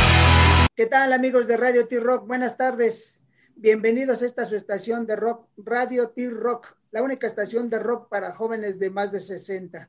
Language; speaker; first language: Spanish; native; Spanish